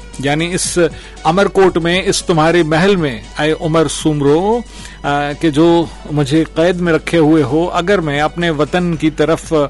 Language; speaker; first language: Urdu; non-native, local second language; Sindhi